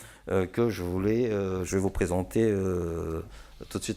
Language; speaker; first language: French; non-native, local second language; Malagasy